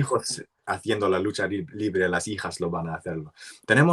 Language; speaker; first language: Spanish; non-native, learner; English